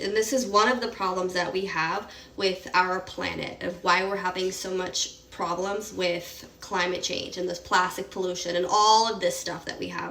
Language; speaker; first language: English; native; English